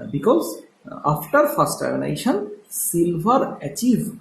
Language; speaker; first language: English; non-native, local second language; Bangla